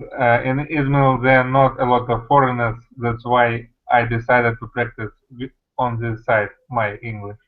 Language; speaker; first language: English; non-native, learner; Russian